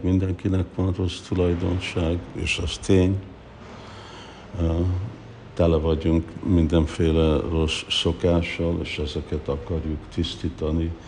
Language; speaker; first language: Hungarian; early bilingual, heritage; Hungarian